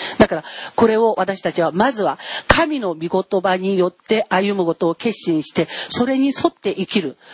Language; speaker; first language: Japanese; non-native, fluent; Korean